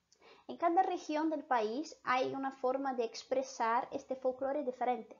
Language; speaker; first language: Spanish; non-native, fluent; Portuguese